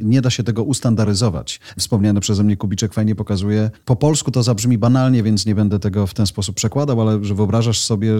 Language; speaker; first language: Polish; native; Polish